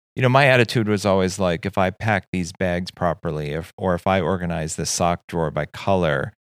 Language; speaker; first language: English; native; English